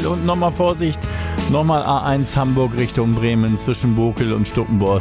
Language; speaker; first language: German; native; German